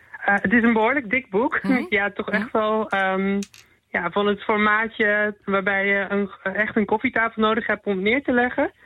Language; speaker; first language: Dutch; native; Dutch